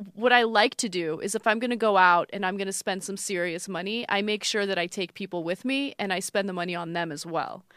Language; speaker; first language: English; early bilingual, other home language; Armenian